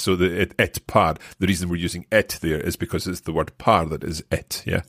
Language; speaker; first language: English; native; English